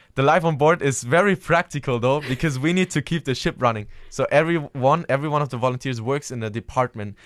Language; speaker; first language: English; non-native, fluent; German